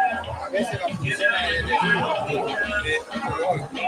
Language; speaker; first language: Spanish; non-native, learner; Haitian Creole